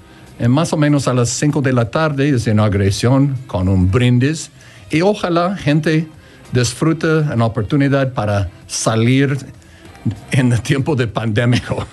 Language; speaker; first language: Spanish; non-native, learner; English